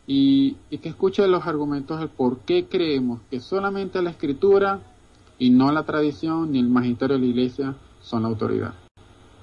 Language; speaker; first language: Spanish; native; Spanish